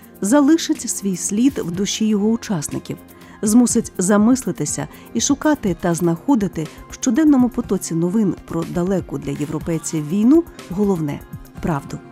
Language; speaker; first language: Ukrainian; native; Ukrainian